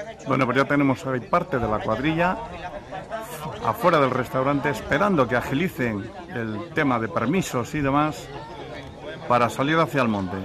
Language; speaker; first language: Spanish; native; Spanish